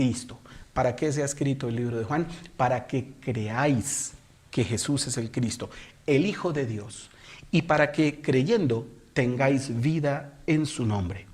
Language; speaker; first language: Spanish; native; Spanish